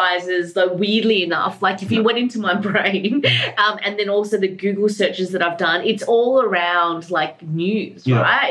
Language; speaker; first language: English; native; English